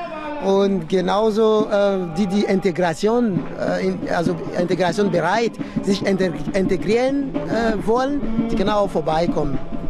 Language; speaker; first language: German; non-native, fluent; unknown